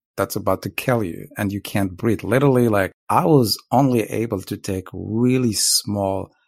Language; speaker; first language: English; non-native, fluent; Arabic